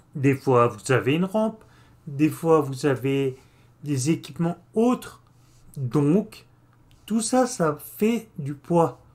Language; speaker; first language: French; native; French